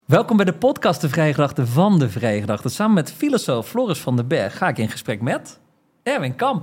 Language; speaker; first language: Dutch; native; Dutch